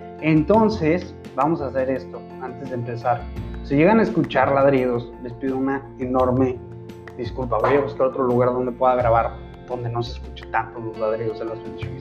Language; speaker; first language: Spanish; native; Spanish